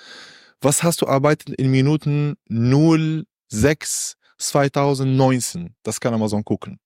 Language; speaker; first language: German; non-native, learner; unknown